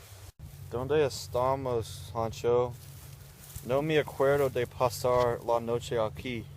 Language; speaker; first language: Spanish; non-native, learner; English